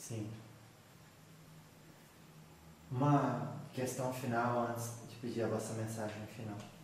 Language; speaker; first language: Portuguese; native; Portuguese